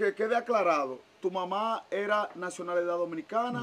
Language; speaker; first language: Spanish; native; Spanish